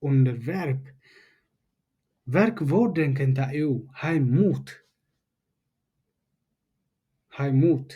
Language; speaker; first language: Dutch; non-native, learner; Tigrinya